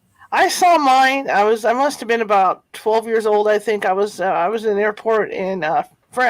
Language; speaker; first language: English; native; English